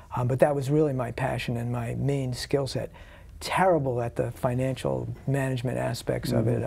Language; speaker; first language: English; native; English